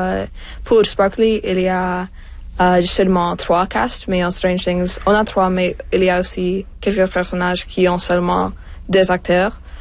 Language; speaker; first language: French; non-native, local second language; English